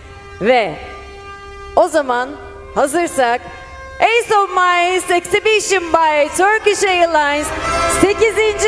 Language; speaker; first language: Turkish; native; Turkish